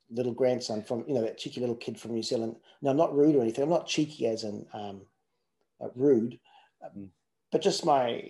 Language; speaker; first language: English; native; English